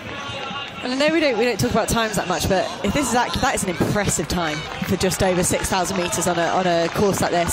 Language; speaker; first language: English; native; English